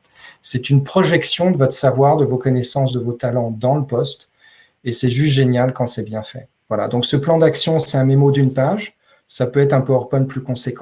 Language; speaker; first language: French; native; French